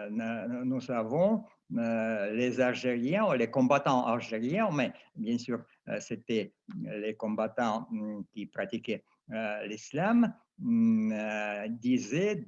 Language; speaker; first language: French; non-native, fluent; Russian